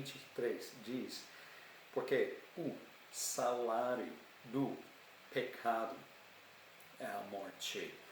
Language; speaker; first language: Portuguese; non-native, learner; English